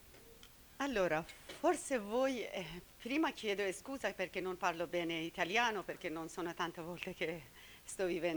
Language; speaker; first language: Italian; non-native, learner; Persian